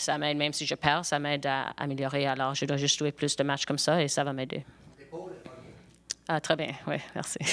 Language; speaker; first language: French; non-native, local second language; English